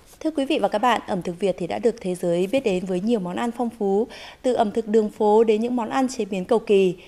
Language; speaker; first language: Vietnamese; native; Vietnamese